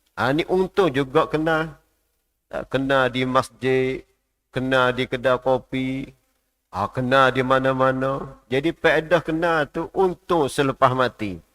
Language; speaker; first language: Malay; native; Malay